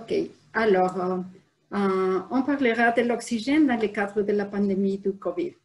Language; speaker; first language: French; non-native, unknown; Spanish